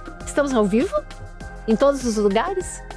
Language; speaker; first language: Portuguese; native; Portuguese